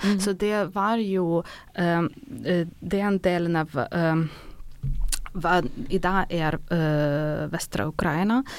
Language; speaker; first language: Swedish; non-native, fluent; Ukrainian